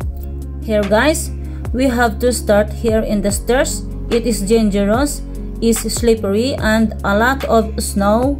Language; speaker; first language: English; non-native, learner; Filipino